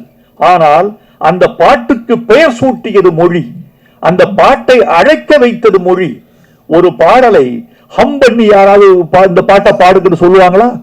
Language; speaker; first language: Tamil; native; Tamil